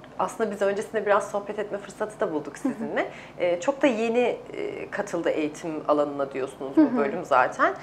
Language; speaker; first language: Turkish; native; Turkish